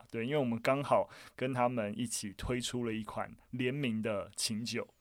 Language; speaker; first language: Chinese; native; Chinese